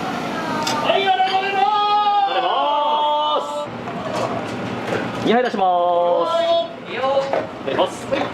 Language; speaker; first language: Japanese; native; Japanese